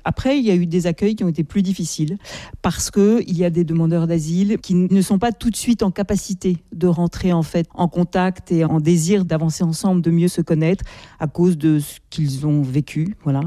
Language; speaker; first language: French; native; French